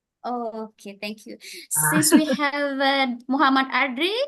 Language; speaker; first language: English; non-native, fluent; Indonesian